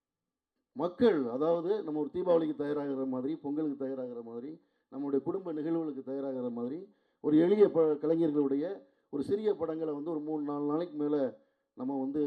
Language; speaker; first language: Tamil; native; Tamil